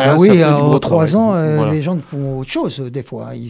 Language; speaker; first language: French; native; French